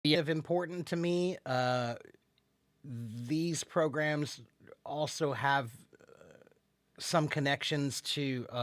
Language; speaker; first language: English; non-native, fluent; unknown